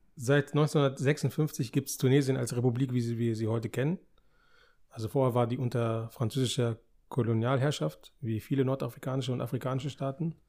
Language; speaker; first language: German; native; German